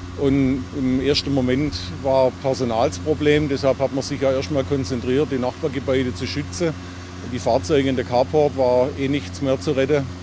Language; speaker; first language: German; native; German